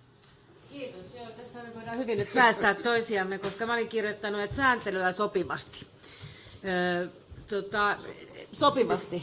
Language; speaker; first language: Finnish; native; Finnish